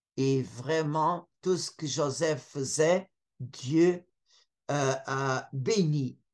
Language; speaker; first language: French; non-native, fluent; Portuguese